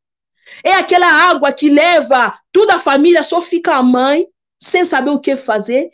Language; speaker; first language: Portuguese; non-native, fluent; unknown